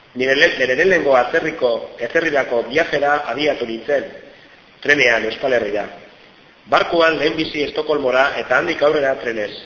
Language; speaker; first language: Basque; non-native, fluent; Finnish